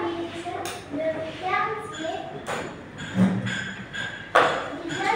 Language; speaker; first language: French; non-native, learner; Arabic